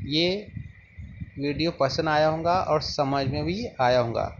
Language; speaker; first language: Hindi; non-native, local second language; Marathi